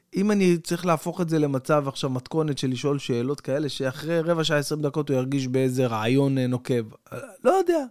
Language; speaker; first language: Hebrew; native; Hebrew